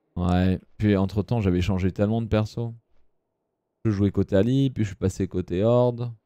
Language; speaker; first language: French; early bilingual, other home language; Italian